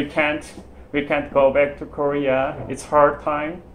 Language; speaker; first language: English; non-native, learner; Filipino